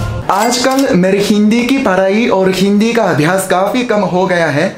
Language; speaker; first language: Hindi; non-native, fluent; Japanese